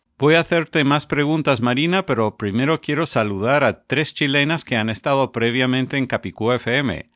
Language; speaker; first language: Spanish; non-native, fluent; English